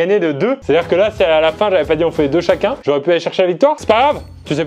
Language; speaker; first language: French; native; French